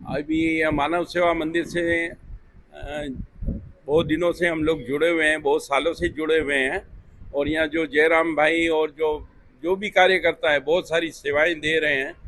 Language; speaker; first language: Hindi; non-native, local second language; Gujarati